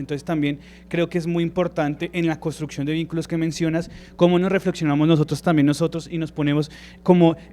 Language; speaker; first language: Spanish; native; Spanish